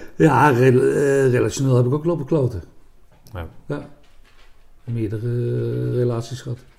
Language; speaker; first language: Dutch; native; Dutch